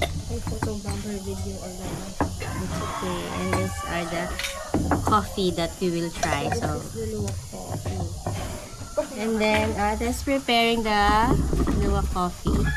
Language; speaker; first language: English; non-native, local second language; Filipino